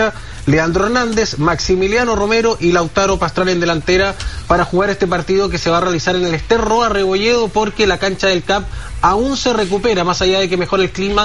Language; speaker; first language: Spanish; native; Spanish